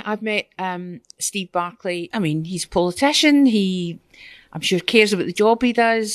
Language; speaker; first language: English; native; English